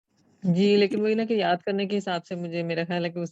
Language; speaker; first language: Urdu; native; Urdu